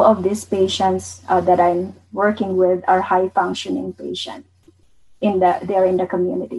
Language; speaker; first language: English; non-native, local second language; Bikol